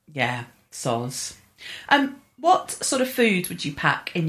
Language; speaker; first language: English; native; English